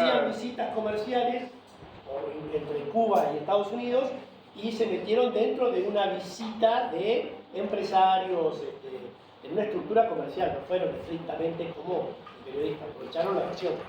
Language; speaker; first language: Spanish; native; Spanish